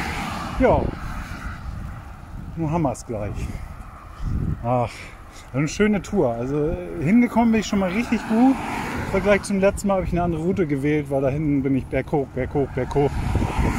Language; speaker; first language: German; native; German